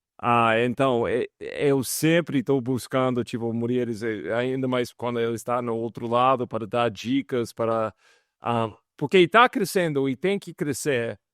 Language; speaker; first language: Portuguese; non-native, fluent; English